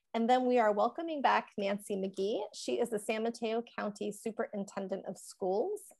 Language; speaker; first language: English; native; English